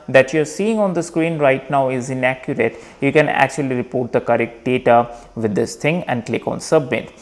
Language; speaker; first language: English; non-native, local second language; Hindi